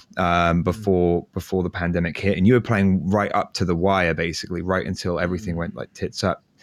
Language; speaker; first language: English; native; English